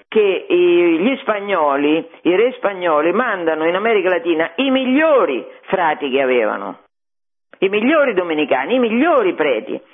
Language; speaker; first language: Italian; native; Italian